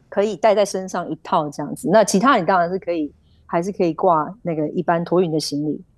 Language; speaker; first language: Chinese; native; Chinese